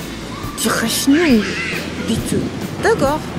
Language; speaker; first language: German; non-native, learner; French